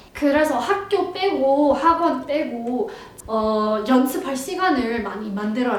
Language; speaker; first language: Korean; non-native, fluent; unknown